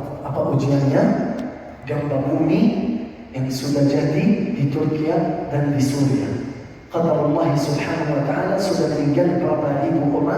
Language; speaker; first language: Indonesian; non-native, fluent; Arabic